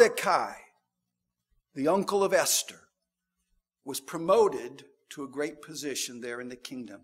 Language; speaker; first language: English; native; English